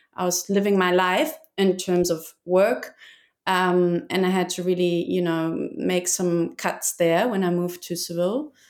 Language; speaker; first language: English; non-native, fluent; German